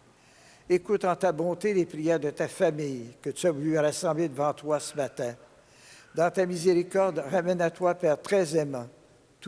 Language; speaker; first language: French; native; French